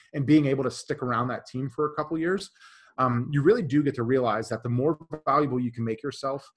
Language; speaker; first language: English; native; English